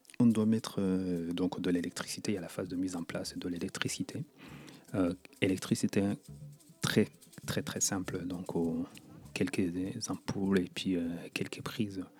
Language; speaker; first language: French; non-native, local second language; Kinyarwanda